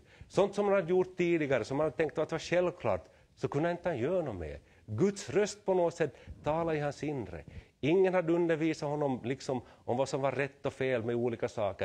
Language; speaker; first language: Swedish; native; Swedish